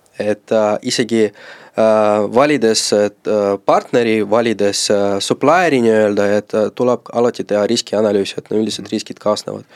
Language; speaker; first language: Estonian; non-native, local second language; Russian